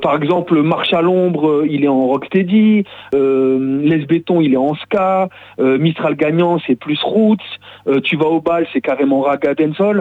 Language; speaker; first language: French; native; French